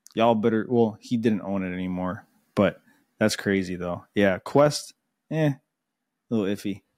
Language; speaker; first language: English; early bilingual, other home language; Spanish